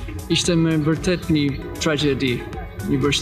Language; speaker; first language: Albanian; non-native, learner; English